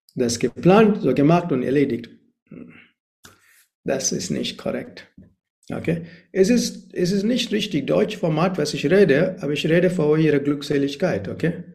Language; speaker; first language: German; non-native, learner; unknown